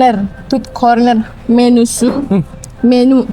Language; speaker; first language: Turkish; non-native, learner; Indonesian